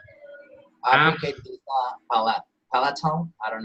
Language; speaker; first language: English; non-native, learner; Spanish